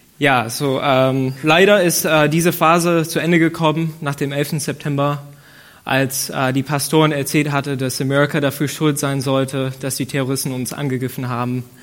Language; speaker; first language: German; non-native, fluent; English